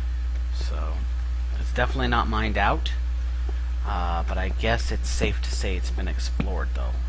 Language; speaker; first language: English; native; English